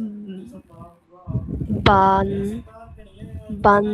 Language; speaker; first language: Korean; non-native, learner; Bangla